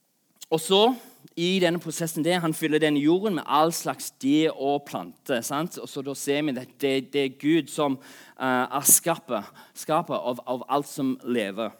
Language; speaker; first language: Norwegian; non-native, fluent; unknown